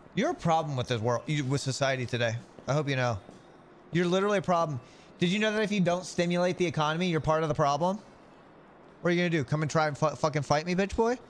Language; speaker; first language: English; native; English